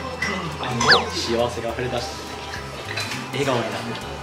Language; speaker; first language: Japanese; native; Japanese